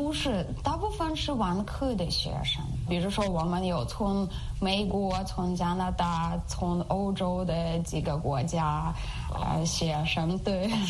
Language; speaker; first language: Chinese; non-native, learner; Ukrainian